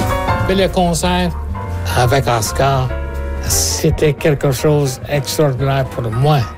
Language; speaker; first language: French; non-native, local second language; English